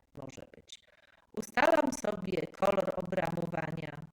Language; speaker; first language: Polish; native; Polish